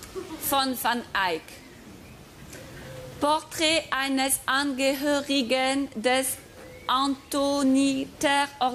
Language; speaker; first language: German; non-native, fluent; French